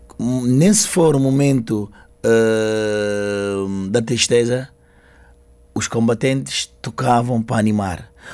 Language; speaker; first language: Portuguese; non-native, local second language; Upper Guinea Crioulo